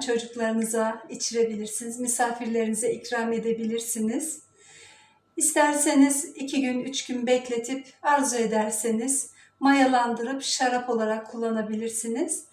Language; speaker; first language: Turkish; native; Turkish